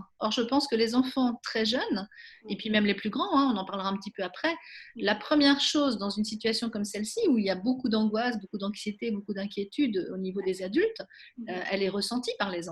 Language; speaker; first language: French; native; French